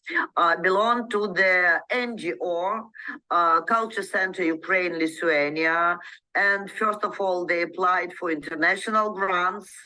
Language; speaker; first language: English; non-native, learner; Ukrainian